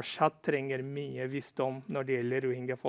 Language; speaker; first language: Norwegian; non-native, fluent; Rohingya